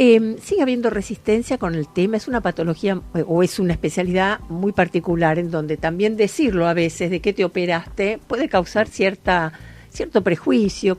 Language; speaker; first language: Spanish; native; Spanish